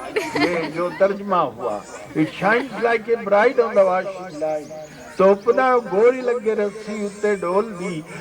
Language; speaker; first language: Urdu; non-native, local second language; Punjabi